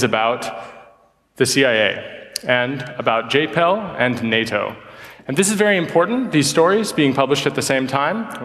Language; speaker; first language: English; native; English